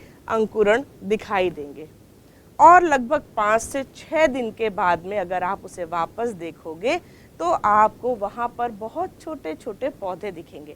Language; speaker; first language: Hindi; native; Hindi